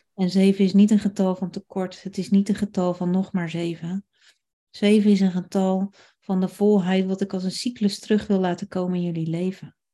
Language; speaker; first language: Dutch; native; Dutch